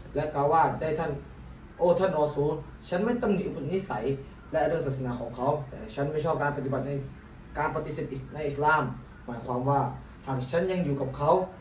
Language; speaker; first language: Thai; non-native, local second language; Pattani Malay